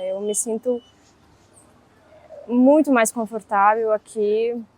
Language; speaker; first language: Portuguese; non-native, fluent; Russian